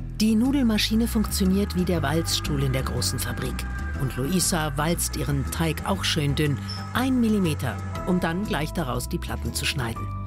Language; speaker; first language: German; native; German